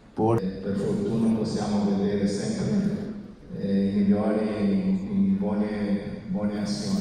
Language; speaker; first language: Italian; non-native, fluent; Portuguese